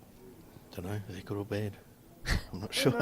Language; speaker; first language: English; native; English